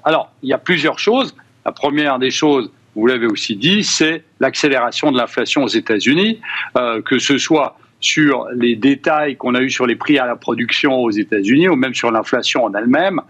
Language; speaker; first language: French; native; French